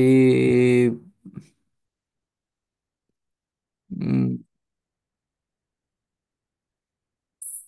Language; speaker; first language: French; non-native, learner; Romanian